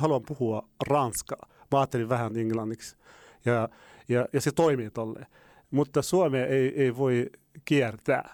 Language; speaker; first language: Finnish; non-native, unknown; Arabic